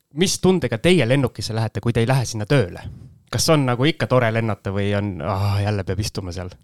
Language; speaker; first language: Estonian; native; Estonian